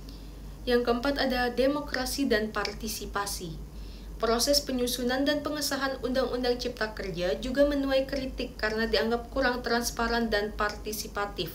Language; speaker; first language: Indonesian; native; Indonesian